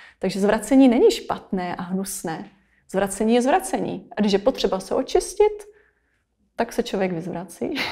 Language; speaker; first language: Czech; native; Czech